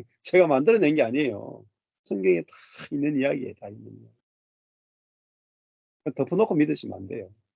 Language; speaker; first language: Korean; native; Korean